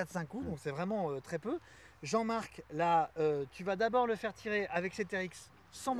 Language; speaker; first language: French; native; French